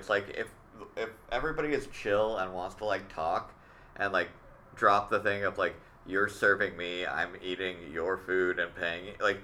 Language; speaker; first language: English; native; English